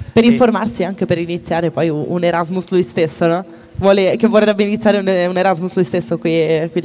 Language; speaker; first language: Italian; native; Italian